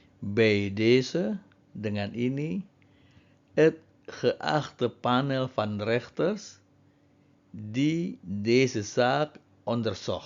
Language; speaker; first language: Dutch; non-native, fluent; Indonesian